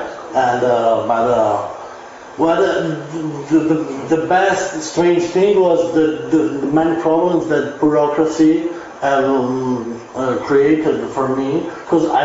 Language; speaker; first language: English; non-native, learner; Italian